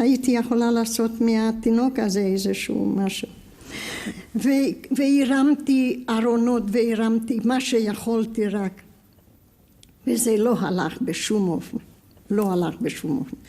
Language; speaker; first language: Hebrew; non-native, fluent; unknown